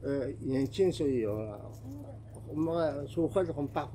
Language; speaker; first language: Chinese; non-native, local second language; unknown